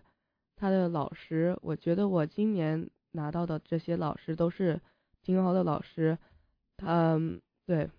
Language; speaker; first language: Chinese; early bilingual, heritage; Chinese